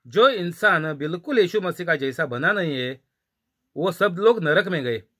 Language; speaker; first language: Hindi; non-native, local second language; Marathi